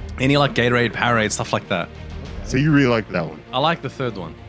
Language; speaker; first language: English; native; English